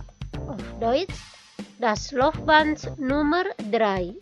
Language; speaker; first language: German; non-native, fluent; Indonesian